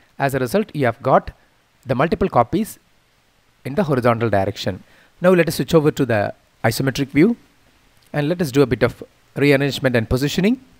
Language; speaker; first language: English; non-native, local second language; Malayalam